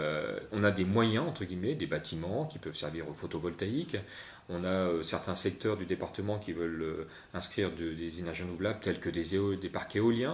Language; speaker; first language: French; native; French